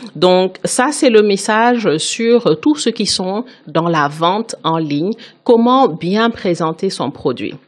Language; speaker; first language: French; non-native, local second language; Wolof